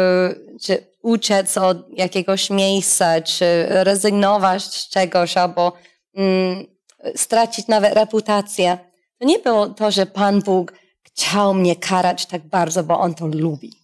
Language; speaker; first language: Polish; non-native, fluent; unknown